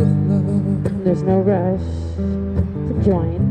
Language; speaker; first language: English; native; English